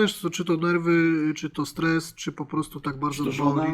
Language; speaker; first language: Polish; native; Polish